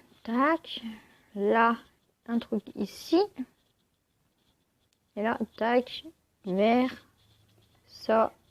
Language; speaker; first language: French; native; French